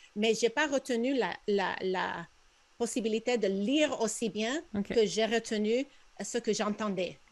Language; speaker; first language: French; non-native, fluent; Spanish